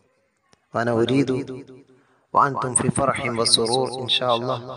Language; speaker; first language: Arabic; non-native, fluent; Malayalam